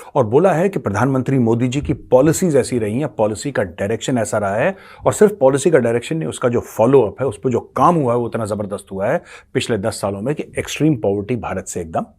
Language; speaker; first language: Hindi; native; Hindi